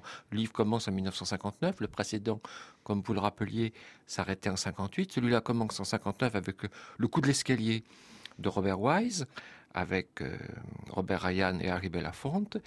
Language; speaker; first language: French; native; French